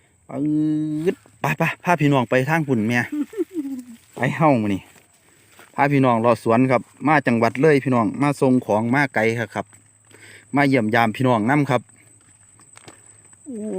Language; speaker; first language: Thai; non-native, local second language; Northeastern Thai